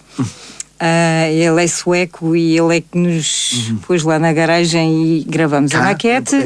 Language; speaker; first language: Portuguese; native; Portuguese